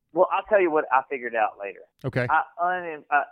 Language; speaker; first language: English; native; English